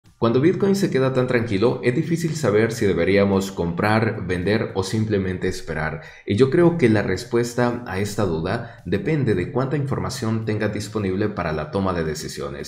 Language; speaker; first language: Spanish; native; Spanish